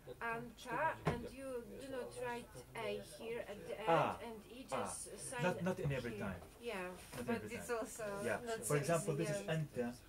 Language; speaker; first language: English; non-native, fluent; Polish